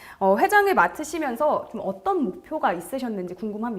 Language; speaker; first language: Korean; native; Korean